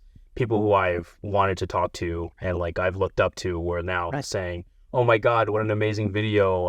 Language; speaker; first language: English; native; English